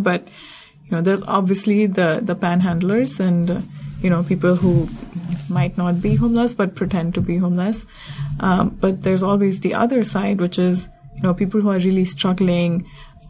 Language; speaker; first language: English; non-native, local second language; Hindi